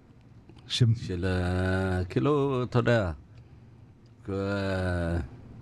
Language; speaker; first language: Hebrew; non-native, learner; Amharic